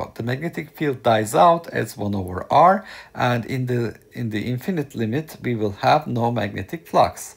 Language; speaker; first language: English; non-native, fluent; Turkish